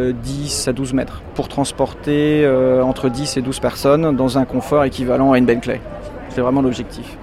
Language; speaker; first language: French; native; French